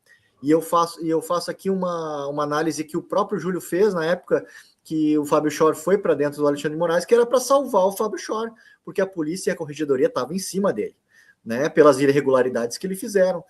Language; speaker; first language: Portuguese; native; Portuguese